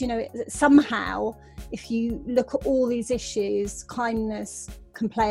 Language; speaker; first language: English; native; English